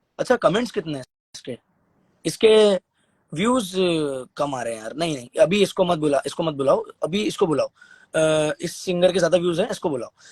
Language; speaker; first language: Hindi; native; Hindi